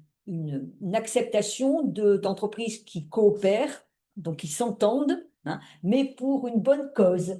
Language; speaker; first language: French; native; French